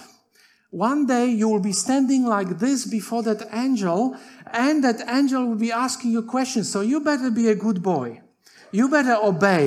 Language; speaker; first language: English; non-native, fluent; Polish